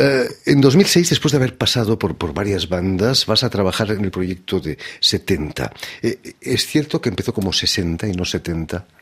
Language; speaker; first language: Spanish; native; Spanish